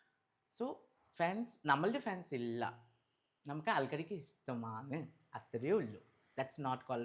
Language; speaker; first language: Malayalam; non-native, local second language; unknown